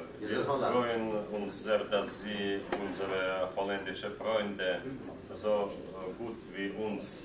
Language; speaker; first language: German; non-native, learner; Russian